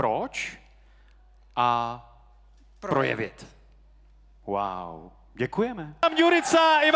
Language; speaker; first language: Czech; native; Czech